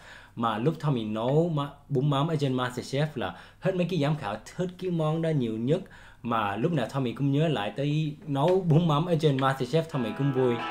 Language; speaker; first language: Vietnamese; early bilingual, heritage; Vietnamese